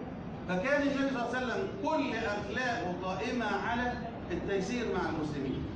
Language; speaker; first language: Arabic; native; Arabic